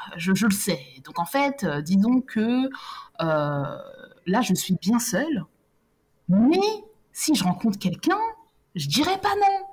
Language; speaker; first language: French; native; French